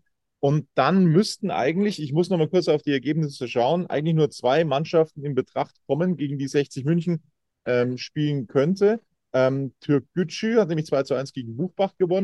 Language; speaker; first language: German; native; German